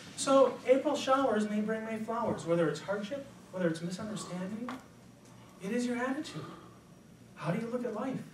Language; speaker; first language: English; native; English